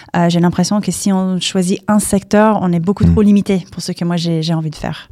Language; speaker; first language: French; non-native, fluent; English